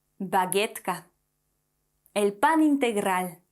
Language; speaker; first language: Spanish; non-native, fluent; Polish